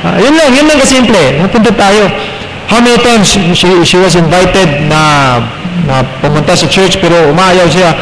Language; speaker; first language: Filipino; non-native, local second language; Cebuano